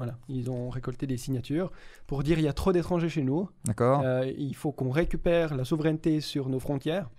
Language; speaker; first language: French; native; French